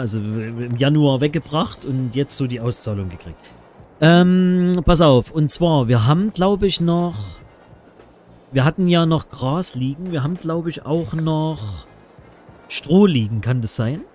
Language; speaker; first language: German; native; German